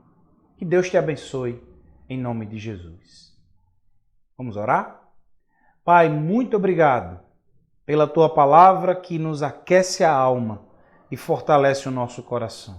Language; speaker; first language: Portuguese; native; Portuguese